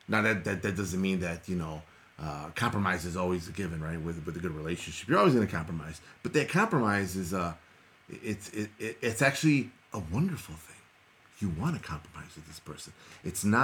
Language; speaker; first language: English; early bilingual, other home language; Spanish